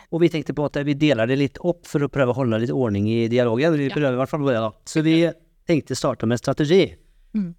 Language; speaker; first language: Swedish; non-native, fluent; Norwegian